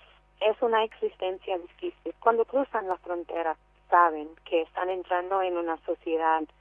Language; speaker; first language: Spanish; non-native, fluent; English